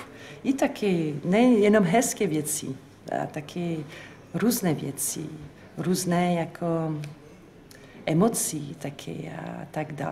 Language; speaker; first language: Czech; non-native, fluent; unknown